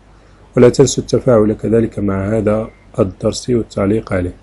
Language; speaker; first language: Arabic; native; Arabic